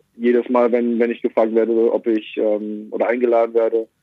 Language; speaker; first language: German; native; German